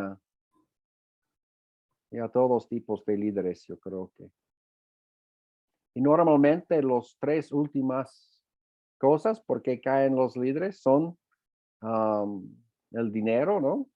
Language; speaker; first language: Spanish; non-native, fluent; English